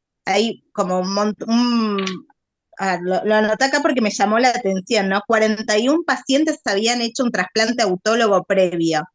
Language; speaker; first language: Spanish; native; Spanish